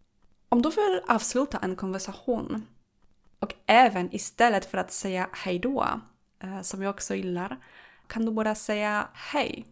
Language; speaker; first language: Swedish; non-native, fluent; Polish